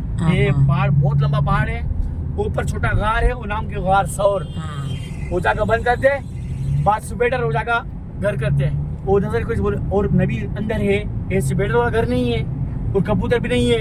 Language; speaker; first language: Hindi; non-native, learner; Baluchi